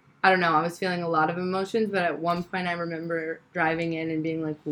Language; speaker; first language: English; native; English